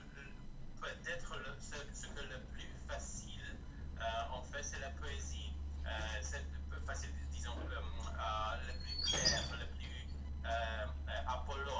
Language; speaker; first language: French; non-native, fluent; Polish